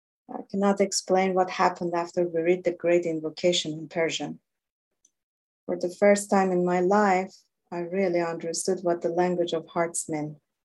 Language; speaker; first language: English; non-native, fluent; Persian